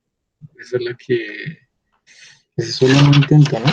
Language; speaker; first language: Spanish; native; Spanish